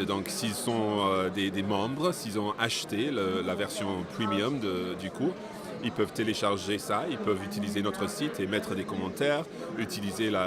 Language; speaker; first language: French; non-native, fluent; English